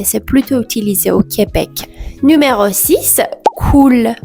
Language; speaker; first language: French; non-native, fluent; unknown